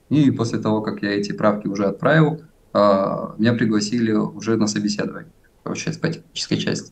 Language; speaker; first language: Russian; native; Russian